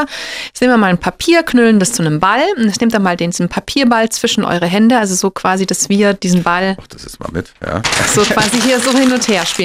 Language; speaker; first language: German; native; German